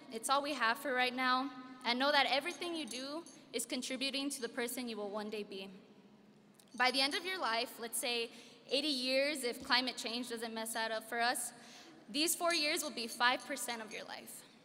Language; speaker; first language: English; early bilingual, other home language; Spanish